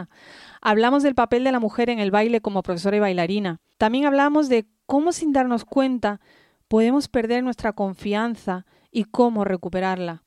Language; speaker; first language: Spanish; native; Spanish